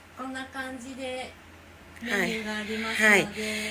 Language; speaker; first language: Japanese; non-native, fluent; Thai